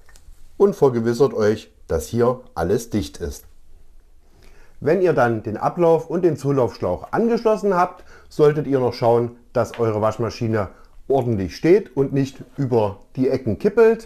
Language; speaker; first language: German; native; German